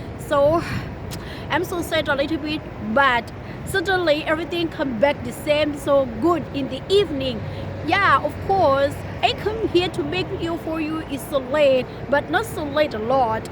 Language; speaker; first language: English; non-native, learner; Thai